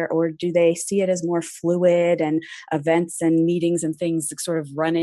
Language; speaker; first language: English; native; English